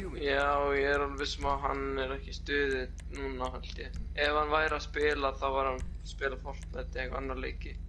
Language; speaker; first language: Icelandic; early bilingual, heritage; Icelandic